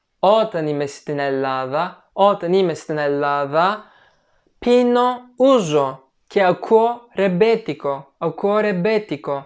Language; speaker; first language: Greek; non-native, learner; Turkish